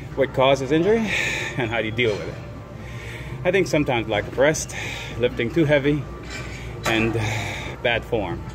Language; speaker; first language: English; native; English